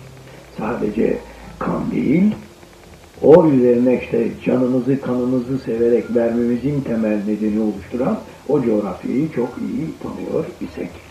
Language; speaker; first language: Turkish; native; Turkish